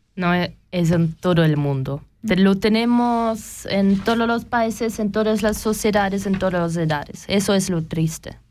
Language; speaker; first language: Spanish; non-native, learner; German